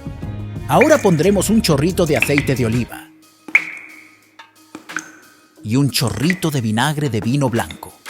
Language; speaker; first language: Spanish; native; Spanish